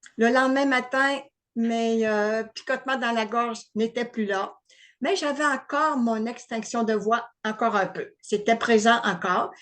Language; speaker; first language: French; native; French